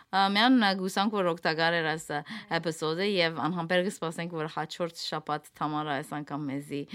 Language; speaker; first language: Armenian; early bilingual, heritage; Armenian